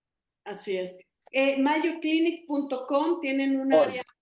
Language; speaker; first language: Spanish; native; Spanish